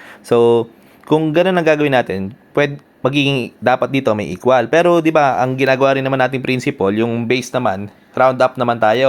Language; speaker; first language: Filipino; native; Filipino